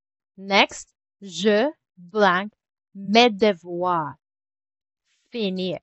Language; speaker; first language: French; non-native, fluent; Filipino